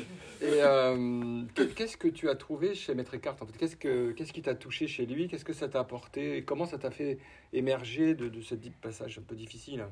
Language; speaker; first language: French; native; French